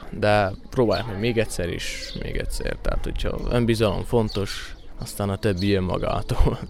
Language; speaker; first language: Hungarian; native; Hungarian